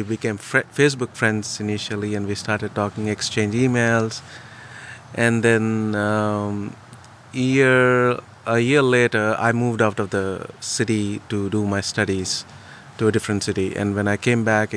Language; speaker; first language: English; non-native, local second language; Telugu